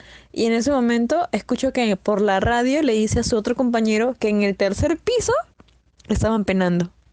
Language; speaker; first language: Spanish; native; Spanish